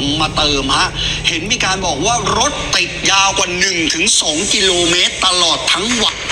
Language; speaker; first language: Thai; native; Thai